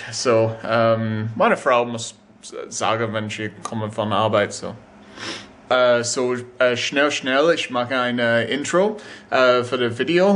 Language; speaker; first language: German; non-native, learner; English